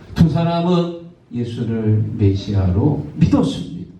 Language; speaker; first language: Korean; native; Korean